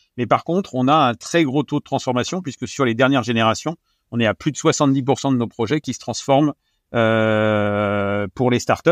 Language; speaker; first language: French; native; French